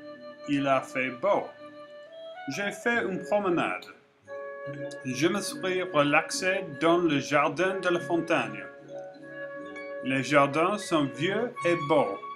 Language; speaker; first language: French; non-native, learner; English